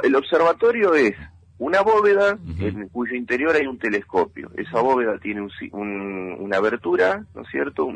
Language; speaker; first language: Spanish; native; Spanish